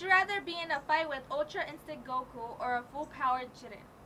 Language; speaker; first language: English; early bilingual, other home language; Spanish